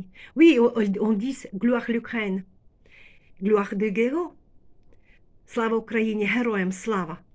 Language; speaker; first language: French; non-native, fluent; Ukrainian